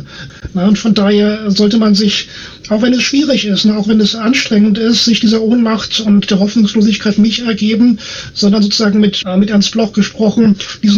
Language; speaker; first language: German; native; German